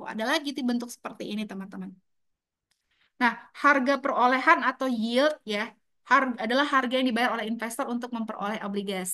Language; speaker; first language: Indonesian; native; Indonesian